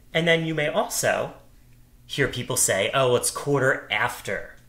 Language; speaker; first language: English; native; English